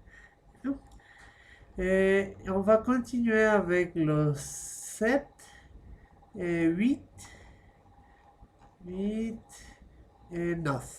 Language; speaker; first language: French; non-native, fluent; Spanish